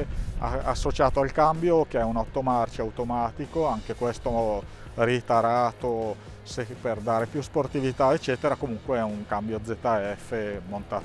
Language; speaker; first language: Italian; native; Italian